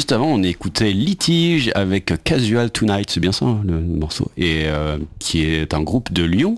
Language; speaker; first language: French; native; French